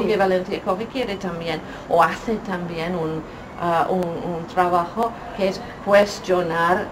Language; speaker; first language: Spanish; non-native, fluent; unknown